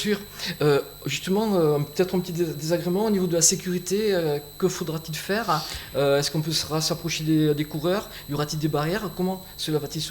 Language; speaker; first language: French; native; French